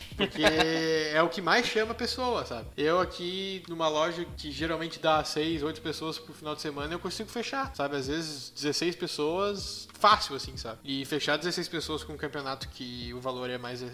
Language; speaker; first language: Portuguese; native; Portuguese